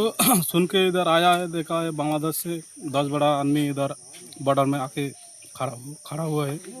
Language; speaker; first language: Hindi; non-native, local second language; Bangla